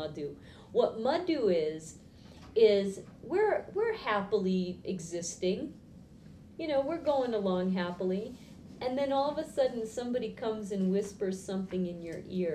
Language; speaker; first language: English; native; English